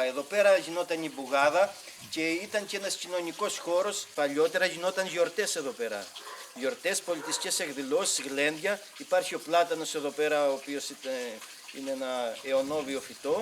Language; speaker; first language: Greek; native; Greek